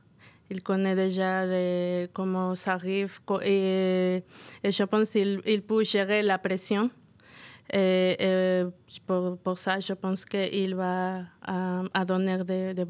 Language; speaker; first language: French; non-native, fluent; Spanish